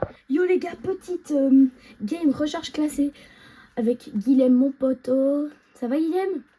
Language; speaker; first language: French; native; French